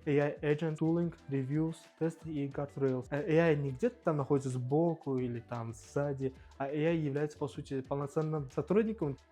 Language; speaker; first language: Russian; native; Russian